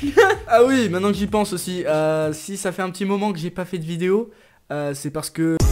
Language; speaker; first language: French; native; French